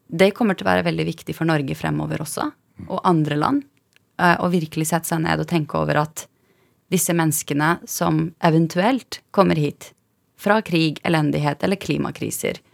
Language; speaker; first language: Norwegian; early bilingual, other home language; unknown